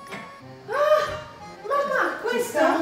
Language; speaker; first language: Italian; non-native, learner; Japanese